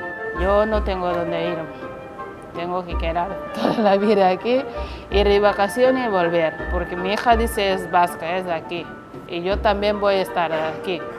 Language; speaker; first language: Spanish; non-native, learner; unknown